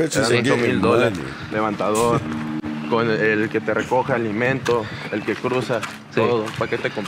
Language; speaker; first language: Spanish; native; Spanish